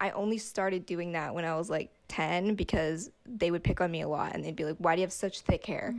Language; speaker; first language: English; native; English